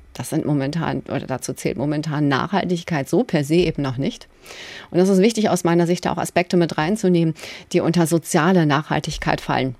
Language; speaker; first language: German; native; German